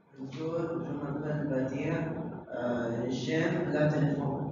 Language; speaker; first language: French; non-native, learner; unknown